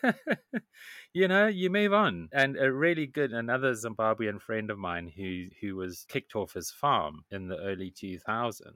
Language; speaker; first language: English; native; English